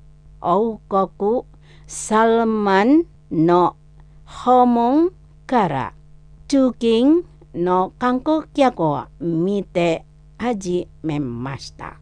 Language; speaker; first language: Japanese; non-native, learner; Indonesian